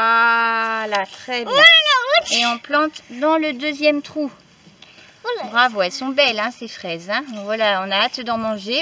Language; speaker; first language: French; native; French